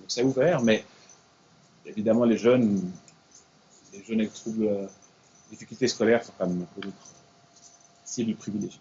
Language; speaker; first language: French; native; French